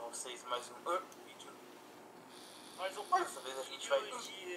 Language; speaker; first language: Portuguese; native; Portuguese